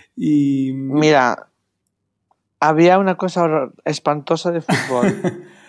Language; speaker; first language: Spanish; non-native, fluent; Greek